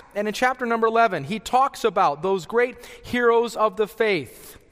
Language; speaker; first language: English; native; English